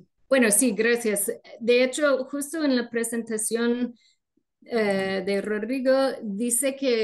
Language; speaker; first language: Spanish; non-native, fluent; English